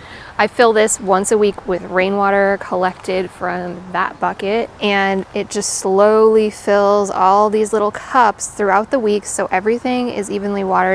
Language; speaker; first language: English; native; English